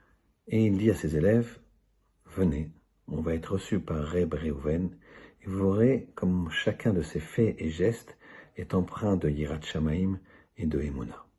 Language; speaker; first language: French; native; French